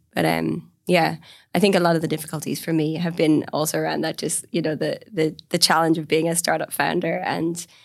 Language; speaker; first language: English; native; English